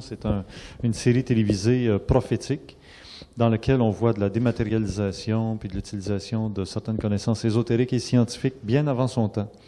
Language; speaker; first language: French; native; French